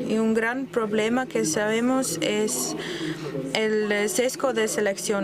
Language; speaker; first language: Spanish; non-native, fluent; German